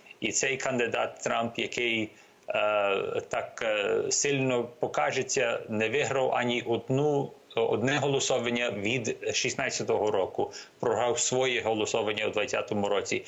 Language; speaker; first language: Ukrainian; early bilingual, heritage; Ukrainian